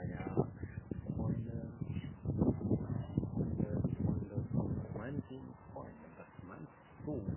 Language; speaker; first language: German; non-native, learner; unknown